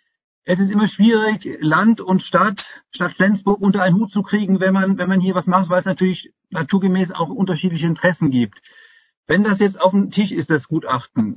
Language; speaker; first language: German; native; German